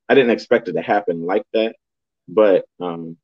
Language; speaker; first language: English; native; English